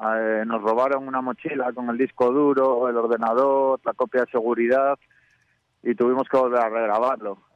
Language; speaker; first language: Spanish; native; Spanish